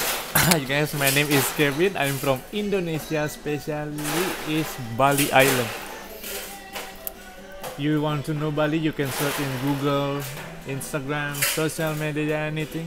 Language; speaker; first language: English; non-native, learner; Indonesian